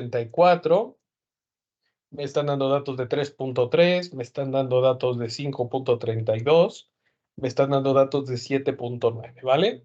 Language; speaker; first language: Spanish; native; Spanish